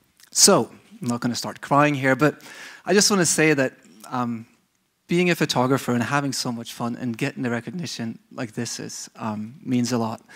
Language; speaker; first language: English; non-native, fluent; Norwegian